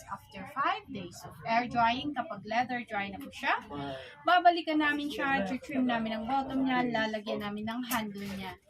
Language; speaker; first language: Filipino; native; Filipino